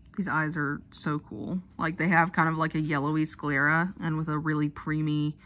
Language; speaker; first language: English; native; English